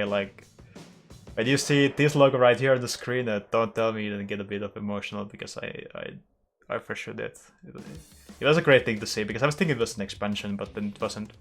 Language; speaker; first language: English; non-native, fluent; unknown